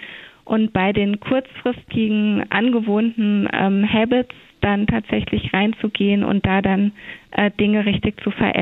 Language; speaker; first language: German; native; German